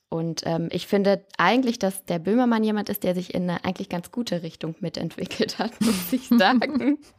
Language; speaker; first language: German; native; German